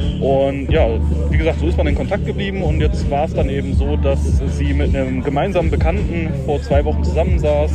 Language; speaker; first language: German; native; German